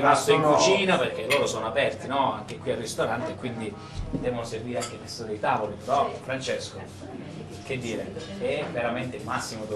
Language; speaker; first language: Italian; native; Italian